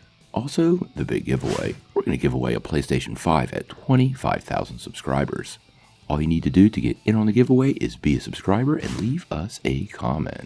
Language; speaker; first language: English; native; English